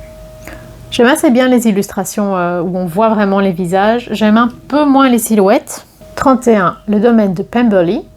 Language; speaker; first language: French; native; French